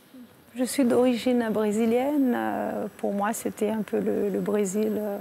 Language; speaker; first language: French; non-native, fluent; Portuguese